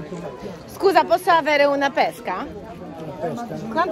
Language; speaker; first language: Italian; non-native, learner; Polish